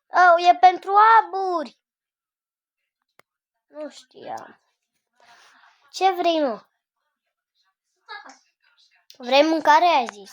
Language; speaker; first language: Romanian; native; Romanian